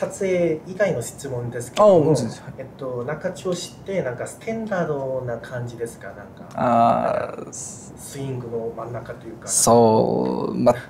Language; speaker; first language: Japanese; non-native, fluent; Korean